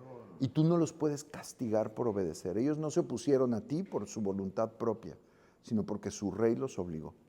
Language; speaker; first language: Spanish; native; Spanish